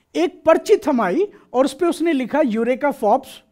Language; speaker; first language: Hindi; native; Hindi